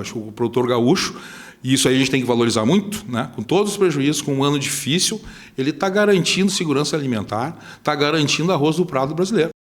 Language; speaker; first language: Portuguese; native; Portuguese